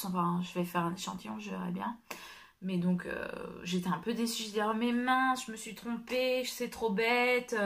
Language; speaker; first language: French; native; French